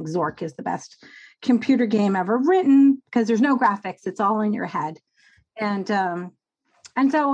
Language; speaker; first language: English; native; English